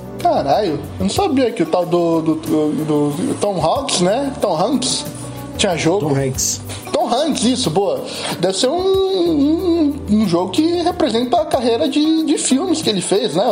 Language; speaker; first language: Portuguese; native; Portuguese